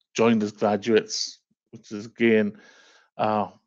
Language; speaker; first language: English; native; English